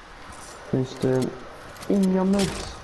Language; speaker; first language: Swedish; early bilingual, other home language; Turkish